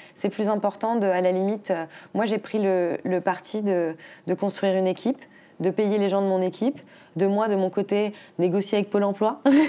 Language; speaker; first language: French; native; French